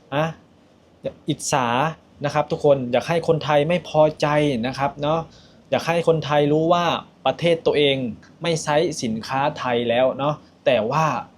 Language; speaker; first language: Thai; native; Thai